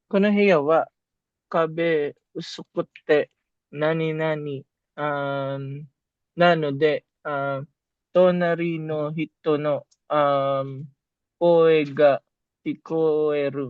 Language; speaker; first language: Japanese; non-native, learner; Filipino